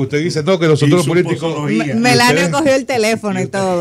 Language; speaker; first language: Spanish; native; Spanish